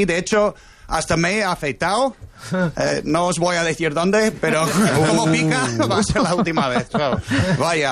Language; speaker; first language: Spanish; non-native, fluent; English